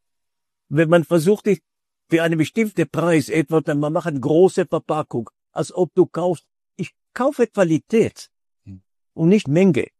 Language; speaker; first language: German; non-native, fluent; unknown